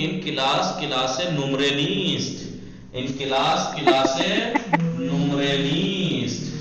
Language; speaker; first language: Persian; non-native, fluent; Urdu